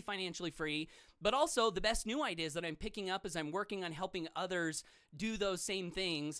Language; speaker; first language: English; native; English